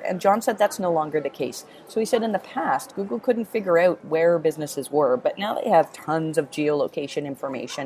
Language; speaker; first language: English; native; English